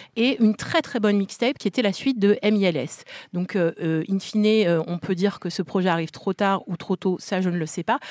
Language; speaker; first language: French; native; French